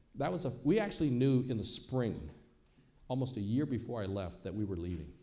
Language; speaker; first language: English; native; English